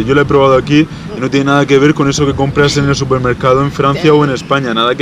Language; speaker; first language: Spanish; native; Spanish